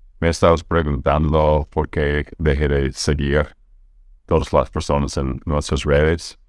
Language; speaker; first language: Spanish; non-native, fluent; English